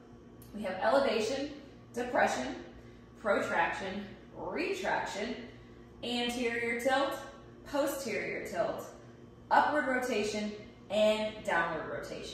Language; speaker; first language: English; native; English